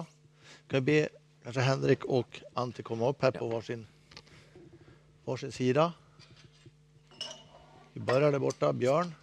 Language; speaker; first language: Swedish; native; Swedish